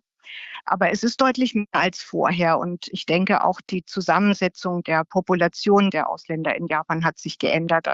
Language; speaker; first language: German; native; German